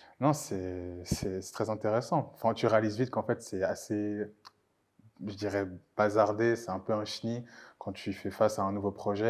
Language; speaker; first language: French; native; French